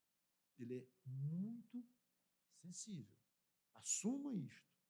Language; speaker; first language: Portuguese; native; Portuguese